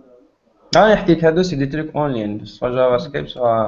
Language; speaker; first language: French; non-native, local second language; Arabic